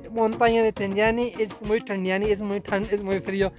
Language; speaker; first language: Spanish; non-native, learner; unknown